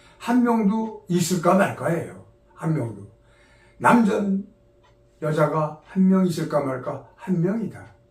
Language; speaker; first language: Korean; native; Korean